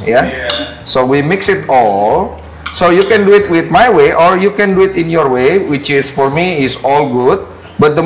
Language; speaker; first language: English; non-native, local second language; Indonesian